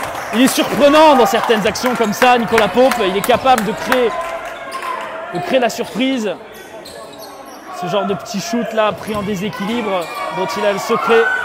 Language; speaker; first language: French; native; French